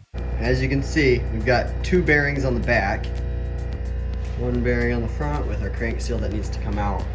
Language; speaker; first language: English; native; English